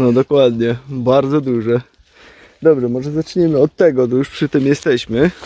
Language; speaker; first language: Polish; native; Polish